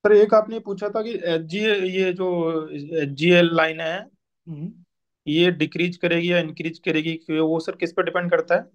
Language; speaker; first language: Hindi; native; Hindi